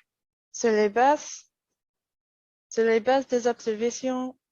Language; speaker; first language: French; non-native, learner; English